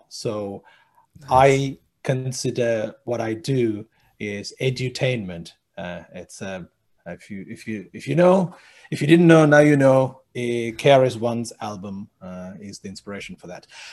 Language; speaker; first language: English; non-native, local second language; Sinhala